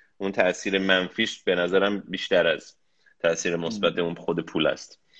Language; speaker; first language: Persian; early bilingual, heritage; Persian